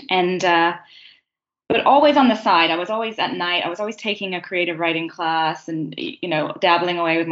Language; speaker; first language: English; native; English